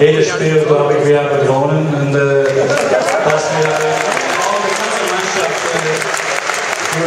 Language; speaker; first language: German; non-native, learner; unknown